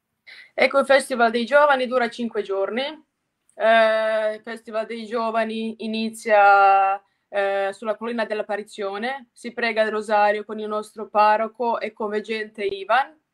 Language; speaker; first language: Italian; non-native, fluent; Croatian